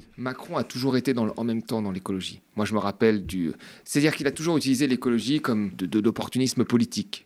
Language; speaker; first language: French; native; French